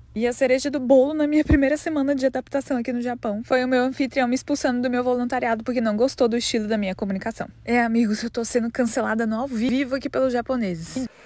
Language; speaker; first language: Portuguese; native; Portuguese